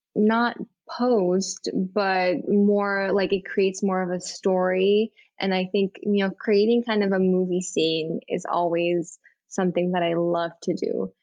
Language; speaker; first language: English; native; English